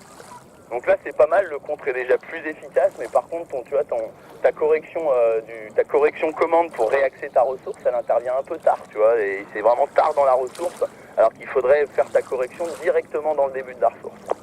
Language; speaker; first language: French; native; French